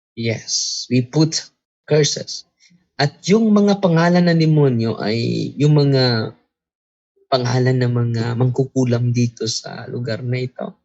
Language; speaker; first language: Filipino; non-native, local second language; Cebuano